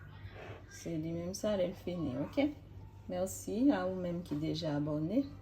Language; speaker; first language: French; non-native, learner; Haitian Creole